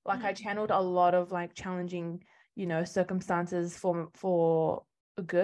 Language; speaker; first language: English; native; English